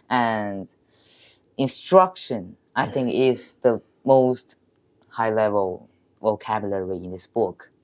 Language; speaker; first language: English; non-native, learner; Chinese